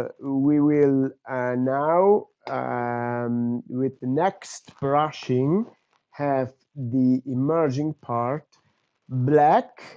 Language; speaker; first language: English; non-native, fluent; Italian